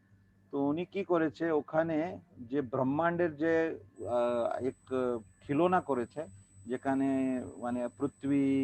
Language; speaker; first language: Bangla; non-native, learner; Hindi